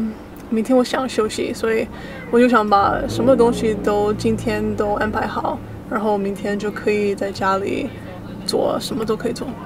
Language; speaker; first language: Chinese; early bilingual, heritage; Chinese